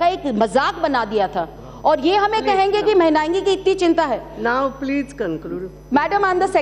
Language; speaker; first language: Hindi; non-native, local second language; Marathi